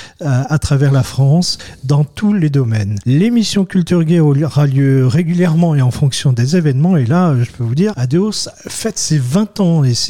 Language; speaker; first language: French; native; French